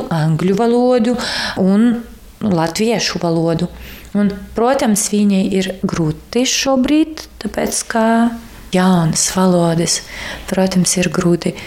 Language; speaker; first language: Latvian; non-native, learner; Ukrainian